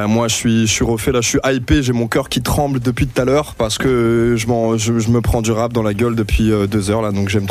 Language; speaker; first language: French; native; French